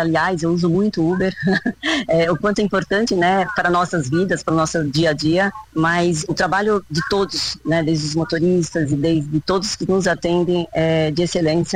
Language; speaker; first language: Portuguese; native; Portuguese